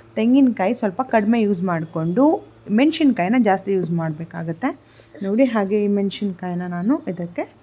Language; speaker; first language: Kannada; non-native, local second language; Konkani